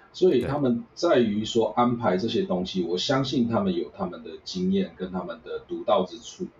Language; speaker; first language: Chinese; native; Chinese